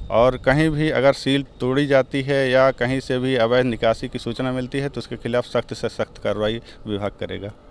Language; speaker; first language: Hindi; native; Hindi